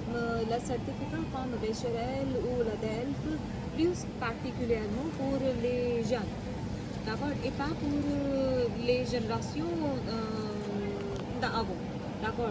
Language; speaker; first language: French; non-native, learner; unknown